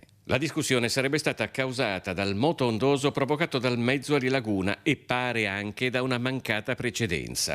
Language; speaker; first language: Italian; native; Italian